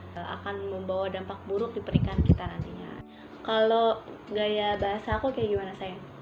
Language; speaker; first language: Indonesian; native; Indonesian